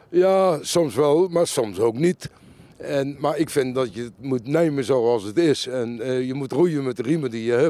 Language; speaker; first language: Dutch; native; Dutch